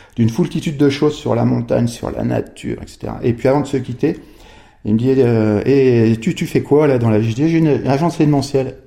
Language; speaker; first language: French; native; French